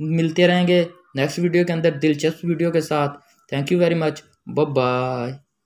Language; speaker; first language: Hindi; native; Hindi